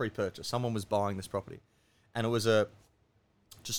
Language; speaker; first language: English; native; English